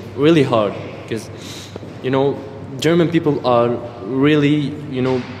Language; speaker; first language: English; non-native, fluent; Arabic